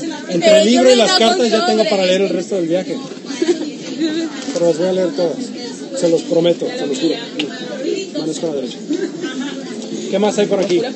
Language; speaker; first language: Spanish; native; Spanish